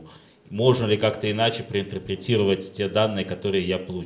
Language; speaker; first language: Russian; native; Russian